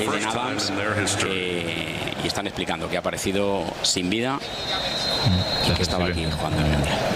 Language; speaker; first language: Spanish; native; Spanish